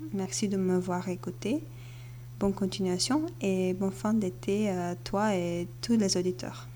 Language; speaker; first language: French; non-native, learner; Bulgarian